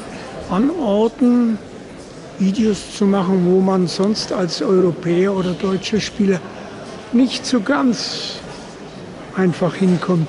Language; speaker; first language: German; native; German